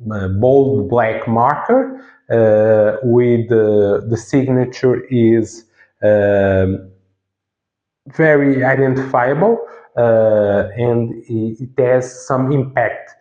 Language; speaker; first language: English; non-native, fluent; Portuguese